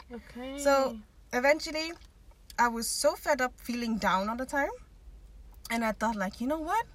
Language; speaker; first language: English; non-native, fluent; Dutch